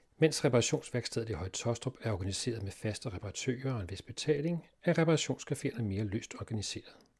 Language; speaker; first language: Danish; native; Danish